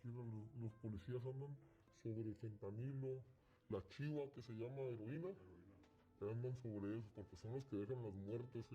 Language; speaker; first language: Spanish; native; Spanish